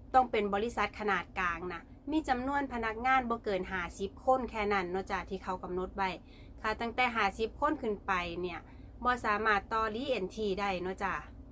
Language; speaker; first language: Thai; native; Thai